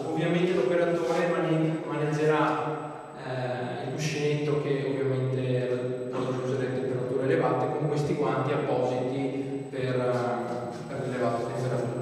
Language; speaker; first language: Italian; native; Italian